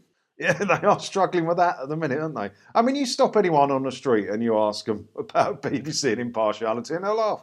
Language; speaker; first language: English; native; English